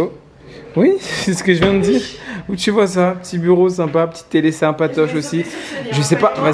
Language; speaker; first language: French; native; French